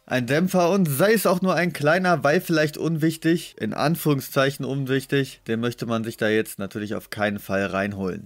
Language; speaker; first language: German; native; German